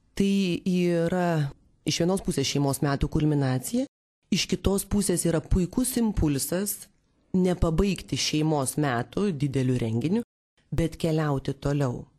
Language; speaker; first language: Lithuanian; native; Lithuanian